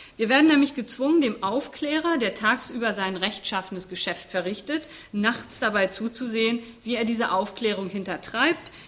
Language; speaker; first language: German; native; German